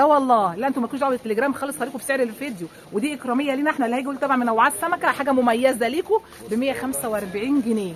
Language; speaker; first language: Arabic; native; Arabic